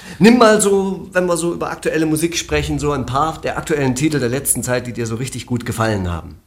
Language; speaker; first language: German; native; German